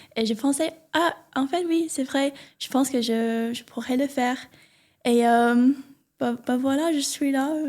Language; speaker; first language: French; non-native, learner; English